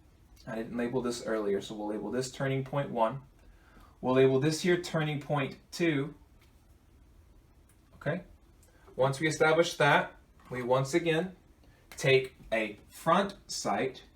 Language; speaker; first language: English; native; English